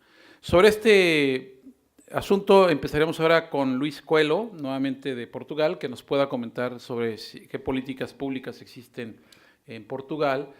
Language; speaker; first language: Spanish; native; Spanish